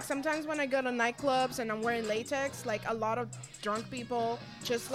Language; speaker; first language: English; non-native, fluent; Spanish